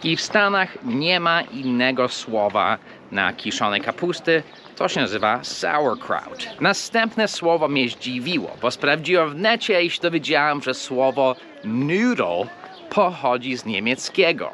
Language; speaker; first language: Polish; early bilingual, heritage; English